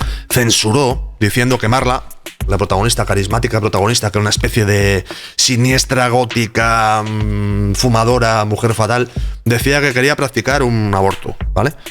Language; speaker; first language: Spanish; native; Spanish